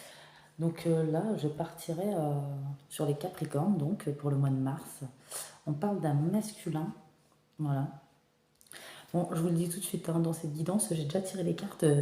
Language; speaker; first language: French; native; French